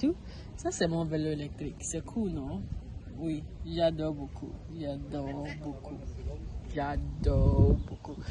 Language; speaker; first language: French; non-native, learner; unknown